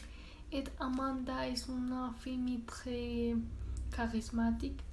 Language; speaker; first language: French; non-native, learner; Spanish